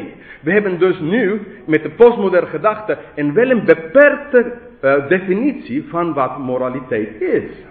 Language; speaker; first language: Dutch; non-native, fluent; English